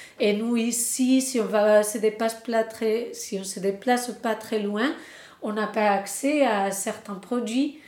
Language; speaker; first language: French; non-native, fluent; Spanish